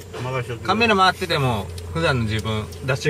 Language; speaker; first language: Japanese; native; Japanese